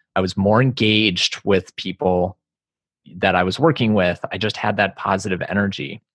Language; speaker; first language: English; native; English